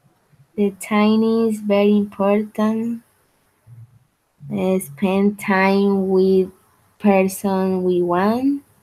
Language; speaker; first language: English; non-native, learner; Spanish